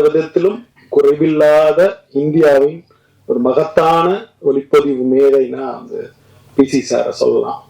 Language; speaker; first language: Tamil; native; Tamil